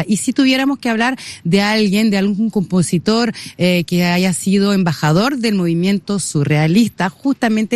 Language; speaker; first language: Spanish; native; Spanish